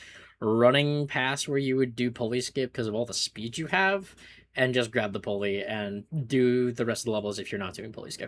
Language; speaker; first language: English; native; English